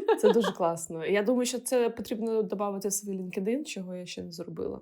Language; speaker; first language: Ukrainian; non-native, local second language; Russian